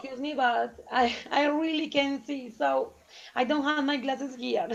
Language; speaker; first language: English; non-native, learner; Spanish